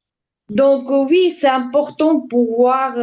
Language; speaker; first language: French; non-native, learner; Ukrainian